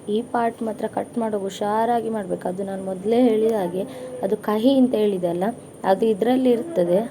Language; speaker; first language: Kannada; non-native, local second language; Tulu